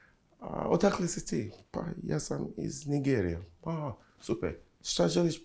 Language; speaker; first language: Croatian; non-native, learner; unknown